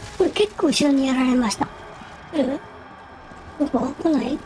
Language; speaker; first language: Japanese; native; Japanese